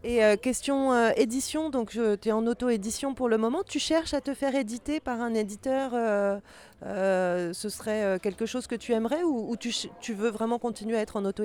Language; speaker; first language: French; native; French